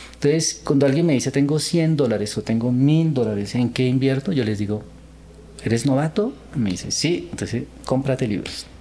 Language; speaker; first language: Spanish; early bilingual, other home language; Korean